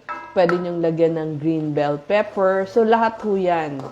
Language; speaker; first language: Filipino; native; Filipino